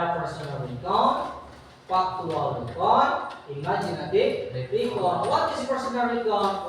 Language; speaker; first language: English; non-native, learner; Indonesian